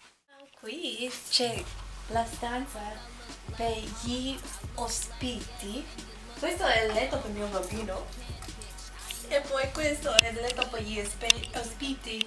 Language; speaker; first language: Italian; non-native, learner; English